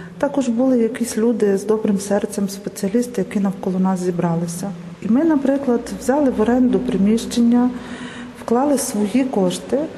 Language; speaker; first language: Ukrainian; native; Ukrainian